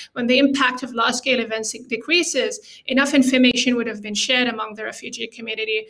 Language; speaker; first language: English; non-native, fluent; Arabic